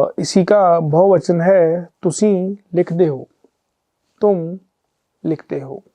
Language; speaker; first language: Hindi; non-native, local second language; Punjabi